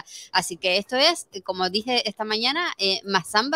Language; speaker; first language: Spanish; native; Spanish